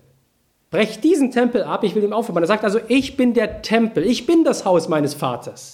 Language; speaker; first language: German; native; German